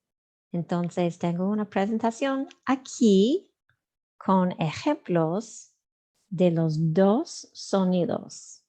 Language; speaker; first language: Spanish; non-native, fluent; English